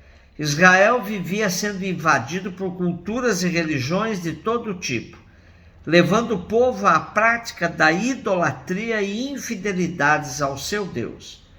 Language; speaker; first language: Portuguese; native; Portuguese